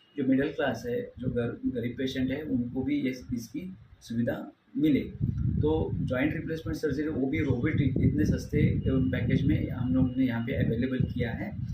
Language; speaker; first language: Hindi; non-native, local second language; Marathi